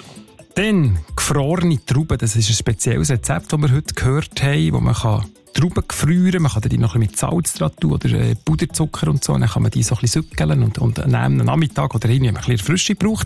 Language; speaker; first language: German; native; German